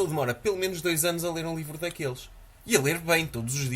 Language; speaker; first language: Portuguese; native; Portuguese